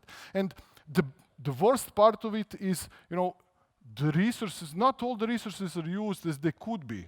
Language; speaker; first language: English; non-native, fluent; Croatian